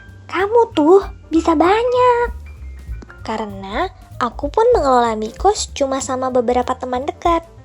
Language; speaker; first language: Indonesian; native; Indonesian